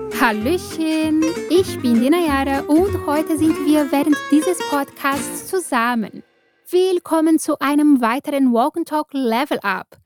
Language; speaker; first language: German; non-native, fluent; Portuguese